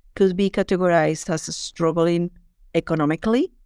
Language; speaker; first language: English; non-native, fluent; Spanish